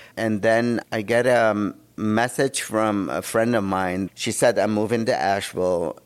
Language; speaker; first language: English; non-native, fluent; Arabic